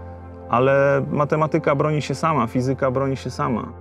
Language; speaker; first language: Polish; native; Polish